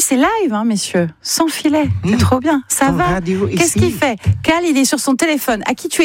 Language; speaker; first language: French; native; French